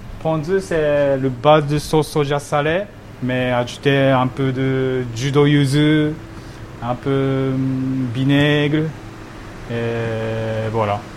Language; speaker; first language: French; non-native, learner; Japanese